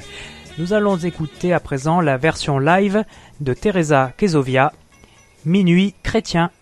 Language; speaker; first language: French; native; French